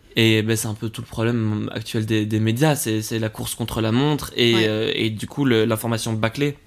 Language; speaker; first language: French; native; French